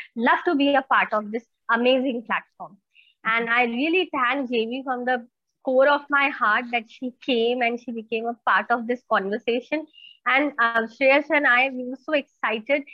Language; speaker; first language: English; non-native, local second language; Hindi